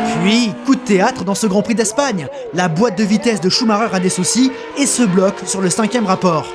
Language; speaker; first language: French; native; French